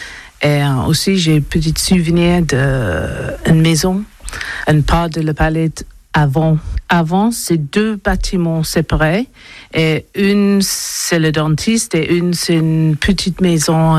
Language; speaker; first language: French; non-native, learner; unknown